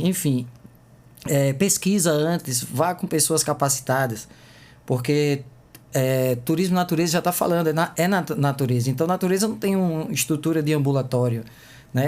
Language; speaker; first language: Portuguese; native; Portuguese